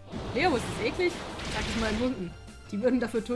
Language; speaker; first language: German; native; German